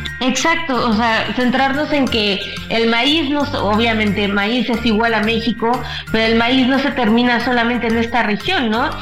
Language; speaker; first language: Spanish; native; Spanish